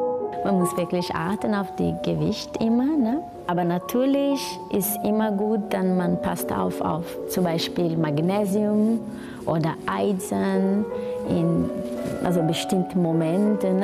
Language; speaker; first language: German; non-native, fluent; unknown